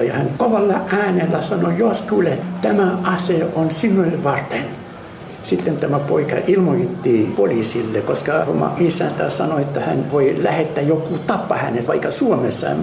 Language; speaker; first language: Finnish; non-native, learner; Arabic